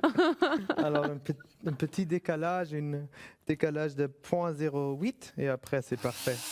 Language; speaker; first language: French; non-native, fluent; German